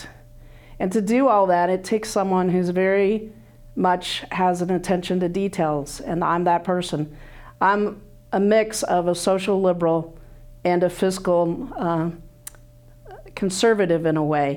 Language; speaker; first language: English; native; English